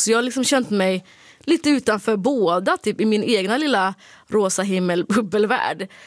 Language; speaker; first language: Swedish; early bilingual, other home language; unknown